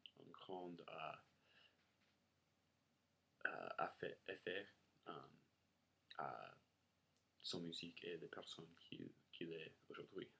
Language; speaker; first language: French; non-native, learner; English